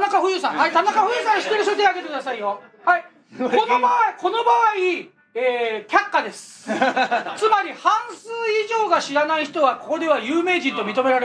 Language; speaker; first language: Japanese; native; Japanese